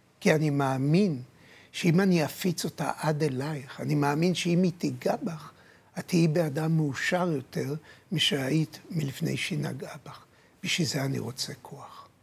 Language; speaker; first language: Hebrew; native; Hebrew